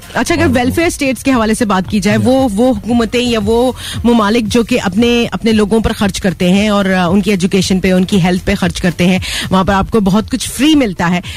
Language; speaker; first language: Urdu; native; Urdu